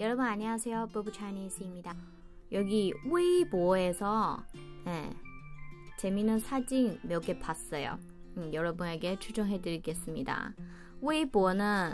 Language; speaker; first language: Korean; non-native, fluent; Chinese